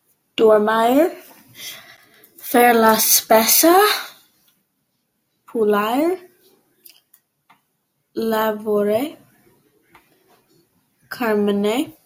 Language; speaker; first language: Italian; non-native, learner; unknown